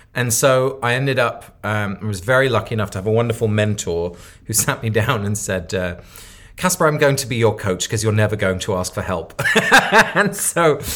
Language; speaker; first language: English; native; English